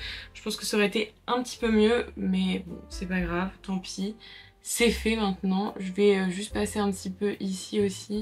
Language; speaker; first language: French; native; French